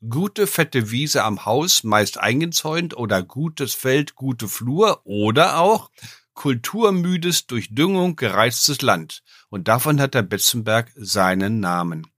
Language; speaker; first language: German; native; German